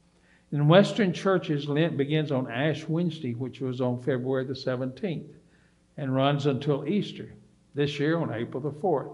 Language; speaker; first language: English; native; English